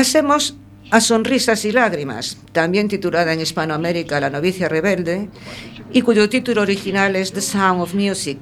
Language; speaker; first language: Spanish; native; Spanish